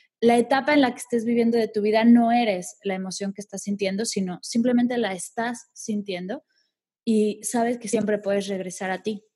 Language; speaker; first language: Spanish; native; Spanish